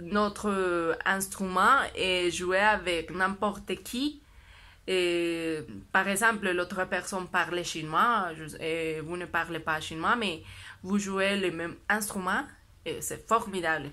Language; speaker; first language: French; non-native, learner; Spanish